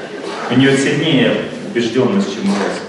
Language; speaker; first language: Russian; native; Russian